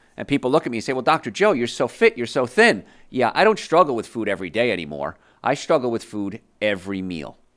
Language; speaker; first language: English; early bilingual, other home language; Italian